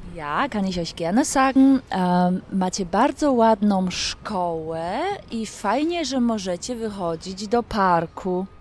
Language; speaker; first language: German; early bilingual, other home language; Polish